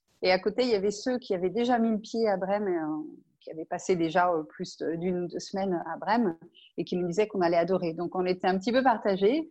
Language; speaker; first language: French; native; French